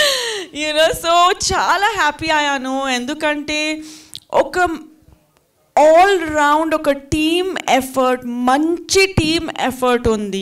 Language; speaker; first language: Telugu; non-native, fluent; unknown